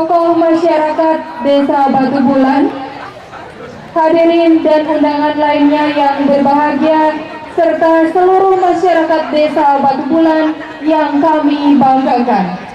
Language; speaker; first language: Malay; non-native, local second language; Balinese